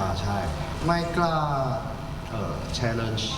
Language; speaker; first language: Thai; non-native, learner; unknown